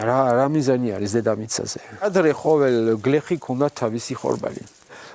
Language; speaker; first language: Georgian; non-native, learner; French